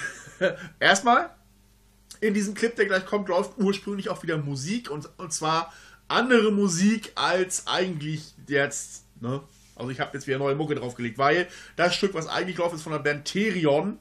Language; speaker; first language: German; native; German